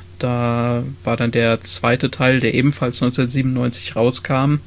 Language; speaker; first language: German; native; German